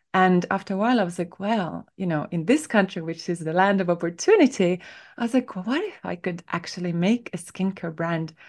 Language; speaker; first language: English; non-native, fluent; Estonian